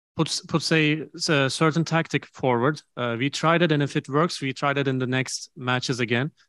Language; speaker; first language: English; non-native, fluent; Turkish